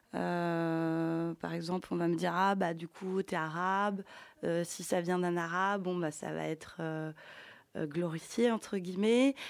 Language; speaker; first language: French; early bilingual, other home language; Ukrainian